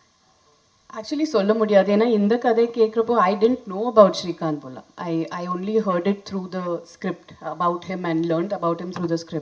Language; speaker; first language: Tamil; non-native, fluent; Hindi